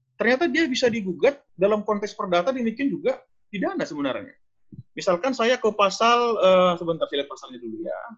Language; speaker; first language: Indonesian; non-native, local second language; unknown